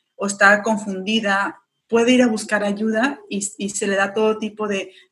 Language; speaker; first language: Spanish; early bilingual, heritage; Spanish